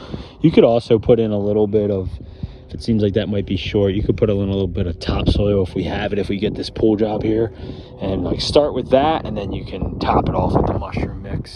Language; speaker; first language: English; native; English